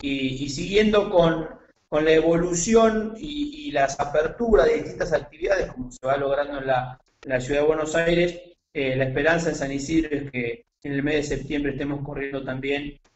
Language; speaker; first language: Spanish; native; Spanish